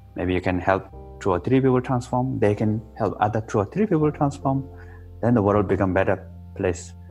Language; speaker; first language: English; non-native, local second language; Tibetan